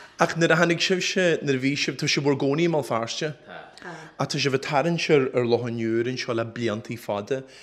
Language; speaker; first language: Irish; native; Irish